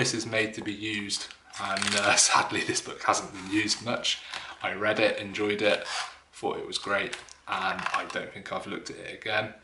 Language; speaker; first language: English; native; English